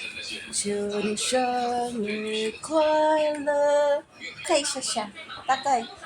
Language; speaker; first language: Chinese; non-native, learner; Filipino